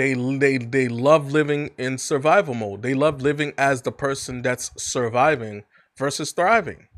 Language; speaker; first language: English; native; English